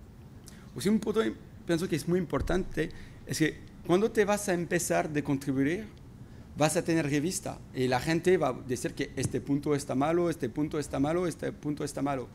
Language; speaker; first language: Spanish; non-native, fluent; French